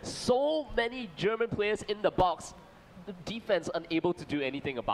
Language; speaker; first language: English; native; English